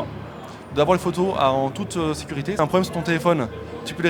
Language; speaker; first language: French; native; French